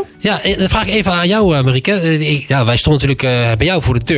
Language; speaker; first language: Dutch; native; Dutch